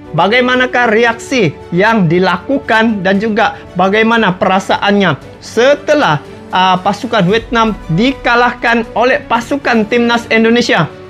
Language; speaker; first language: Malay; native; Malay